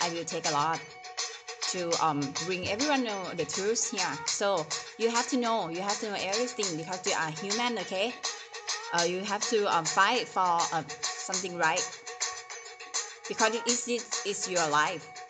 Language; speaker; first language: English; non-native, learner; Thai